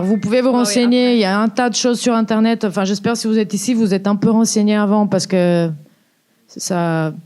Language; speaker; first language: French; native; French